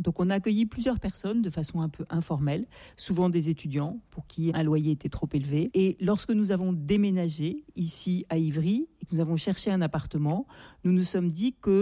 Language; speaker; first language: French; native; French